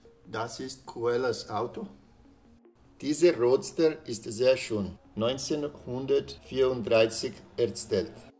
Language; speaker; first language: German; non-native, learner; Portuguese